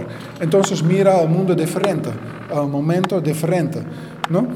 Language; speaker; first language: Spanish; non-native, learner; Dutch